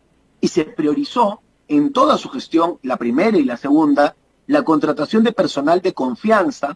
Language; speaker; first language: Spanish; native; Spanish